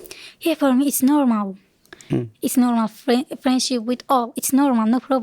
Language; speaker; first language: English; non-native, learner; Kurdish